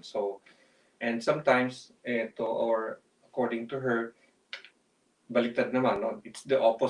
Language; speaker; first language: English; non-native, local second language; Filipino